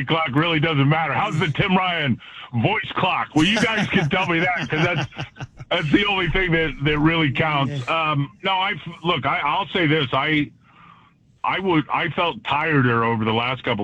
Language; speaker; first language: English; native; English